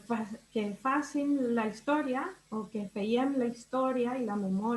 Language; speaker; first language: Catalan; non-native, learner; Spanish